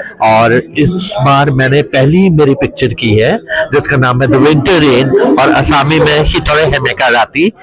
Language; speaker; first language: Hindi; non-native, local second language; Assamese